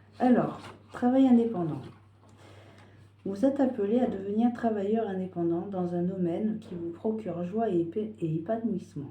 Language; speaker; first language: French; native; French